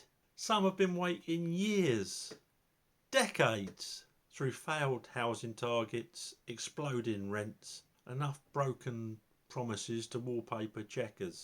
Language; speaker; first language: English; native; English